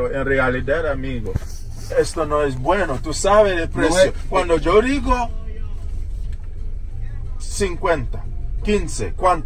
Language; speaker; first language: Spanish; non-native, learner; English